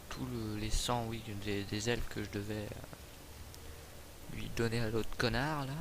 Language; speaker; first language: French; native; French